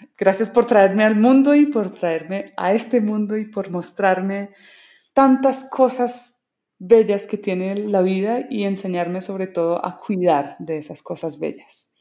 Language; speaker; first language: Spanish; early bilingual, other home language; English